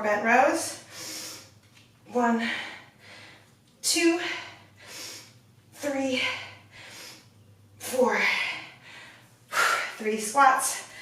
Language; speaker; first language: English; native; English